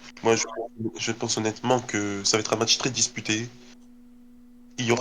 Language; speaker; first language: French; native; French